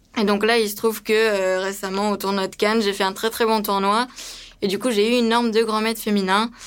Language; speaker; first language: French; early bilingual, other home language; Romanian